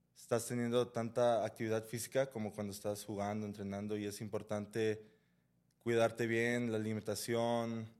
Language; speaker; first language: Spanish; early bilingual, heritage; Spanish